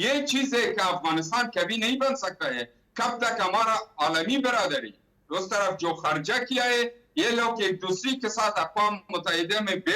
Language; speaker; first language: Hindi; non-native, learner; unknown